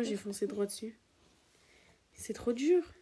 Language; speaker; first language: French; native; French